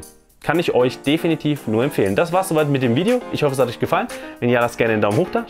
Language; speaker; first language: German; native; German